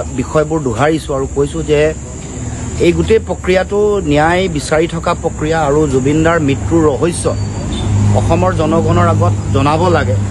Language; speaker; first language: Assamese; native; Assamese